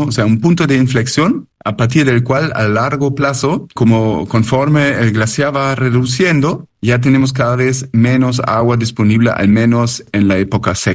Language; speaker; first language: Spanish; native; Spanish